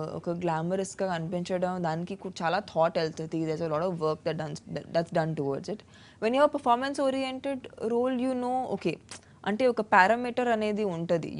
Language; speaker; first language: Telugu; non-native, fluent; Hindi